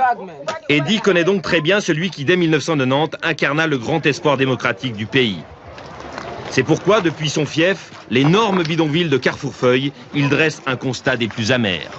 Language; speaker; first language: French; native; French